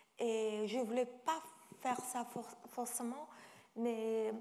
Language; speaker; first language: French; non-native, fluent; Italian